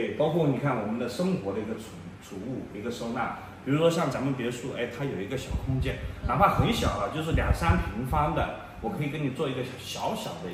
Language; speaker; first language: Chinese; native; Chinese